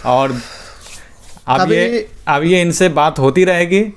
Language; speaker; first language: Hindi; native; Hindi